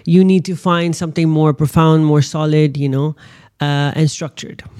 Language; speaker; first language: English; non-native, local second language; Urdu